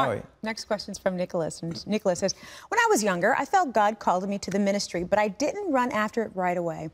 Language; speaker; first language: English; native; English